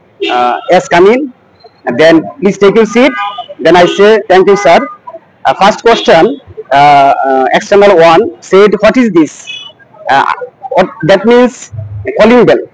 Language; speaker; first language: English; non-native, learner; Bangla